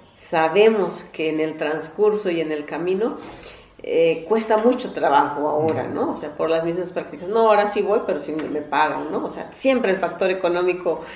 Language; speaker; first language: Spanish; non-native, local second language; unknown